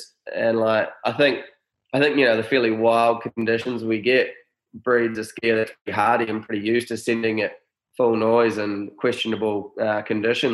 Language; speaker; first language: English; native; English